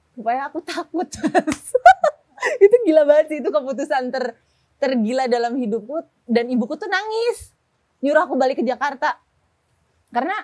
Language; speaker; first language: Indonesian; native; Indonesian